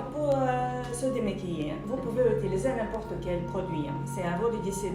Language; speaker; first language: French; non-native, fluent; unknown